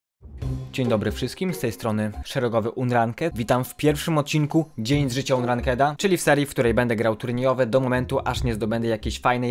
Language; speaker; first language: Polish; native; Polish